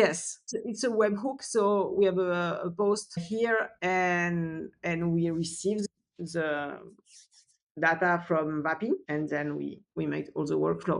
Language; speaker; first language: English; non-native, fluent; French